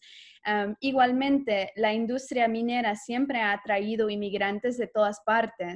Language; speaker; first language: Spanish; non-native, fluent; English